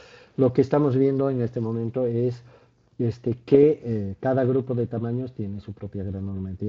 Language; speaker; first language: Spanish; native; Spanish